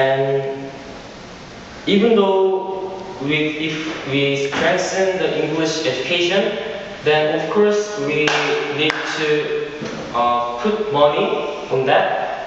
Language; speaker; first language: English; non-native, fluent; Korean